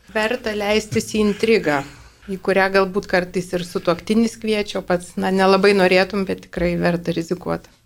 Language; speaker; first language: Lithuanian; native; Lithuanian